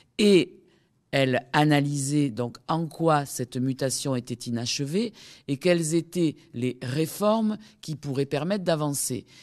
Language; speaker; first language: French; native; French